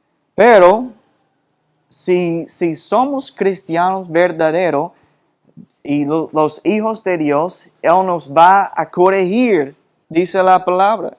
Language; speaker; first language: Spanish; non-native, fluent; English